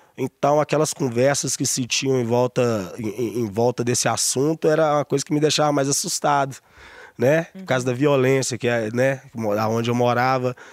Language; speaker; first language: Portuguese; native; Portuguese